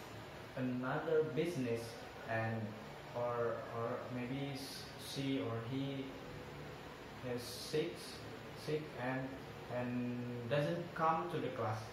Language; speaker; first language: English; non-native, learner; Indonesian